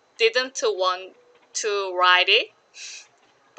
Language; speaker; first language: English; non-native, learner; Korean